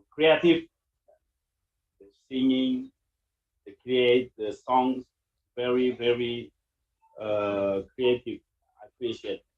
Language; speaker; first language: English; non-native, learner; Indonesian